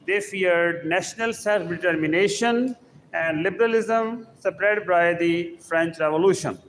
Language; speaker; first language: English; non-native, local second language; Urdu